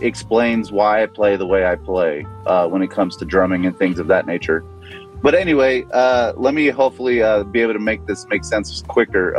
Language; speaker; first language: English; native; English